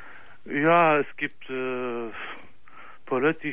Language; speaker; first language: German; non-native, fluent; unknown